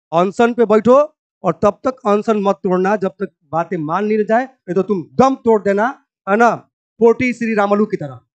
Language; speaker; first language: Hindi; native; Hindi